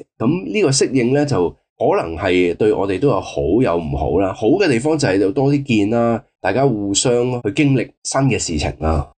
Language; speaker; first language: Cantonese; native; Cantonese